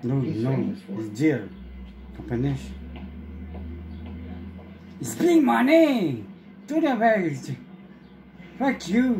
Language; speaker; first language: English; non-native, learner; French